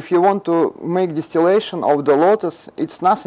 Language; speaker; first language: English; non-native, learner; Russian